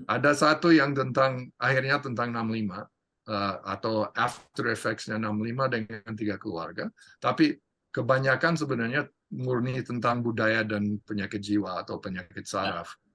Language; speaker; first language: Indonesian; non-native, fluent; English